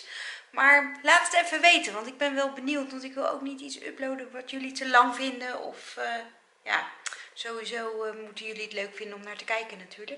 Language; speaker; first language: Dutch; native; Dutch